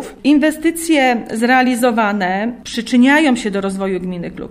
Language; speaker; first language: Polish; native; Polish